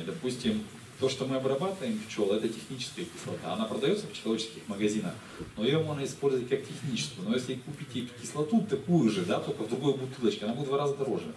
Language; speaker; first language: Russian; native; Russian